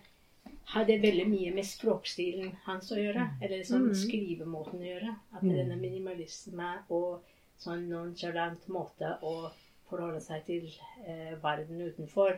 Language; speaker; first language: Norwegian; non-native, fluent; Japanese